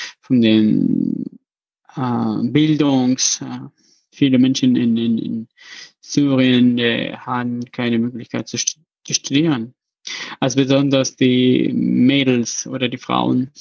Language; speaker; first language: German; non-native, learner; Arabic